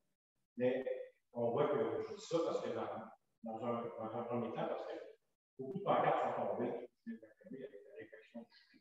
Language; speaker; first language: French; native; French